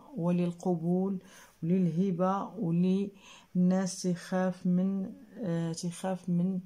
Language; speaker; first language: Arabic; native; Arabic